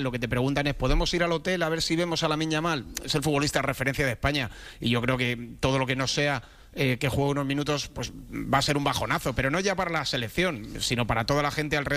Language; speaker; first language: Spanish; native; Spanish